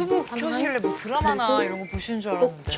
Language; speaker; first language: Korean; native; Korean